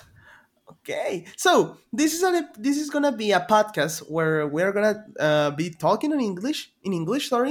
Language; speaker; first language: English; non-native, fluent; Spanish